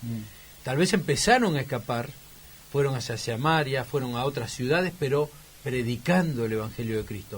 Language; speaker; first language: Spanish; native; Spanish